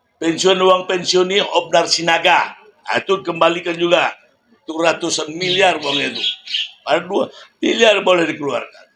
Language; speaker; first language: Indonesian; non-native, local second language; Minangkabau